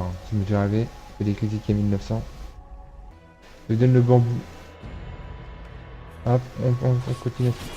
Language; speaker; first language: French; native; French